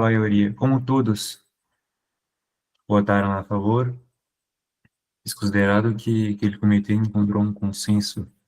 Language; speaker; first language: Spanish; non-native, learner; Portuguese